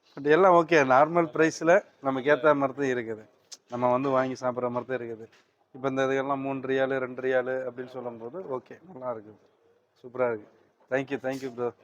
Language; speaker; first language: Tamil; native; Tamil